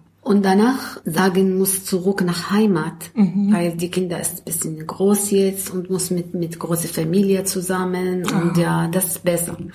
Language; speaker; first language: German; non-native, learner; Arabic